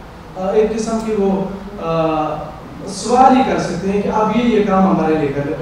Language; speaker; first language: Urdu; non-native, local second language; Pashto